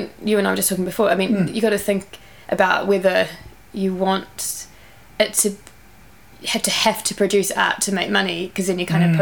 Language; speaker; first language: English; native; English